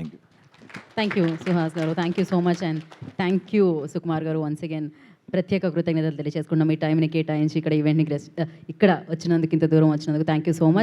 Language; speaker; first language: Telugu; native; Telugu